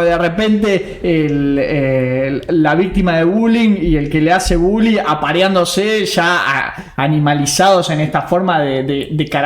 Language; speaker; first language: Spanish; native; Spanish